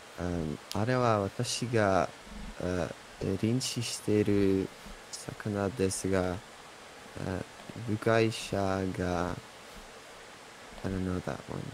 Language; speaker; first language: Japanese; non-native, learner; English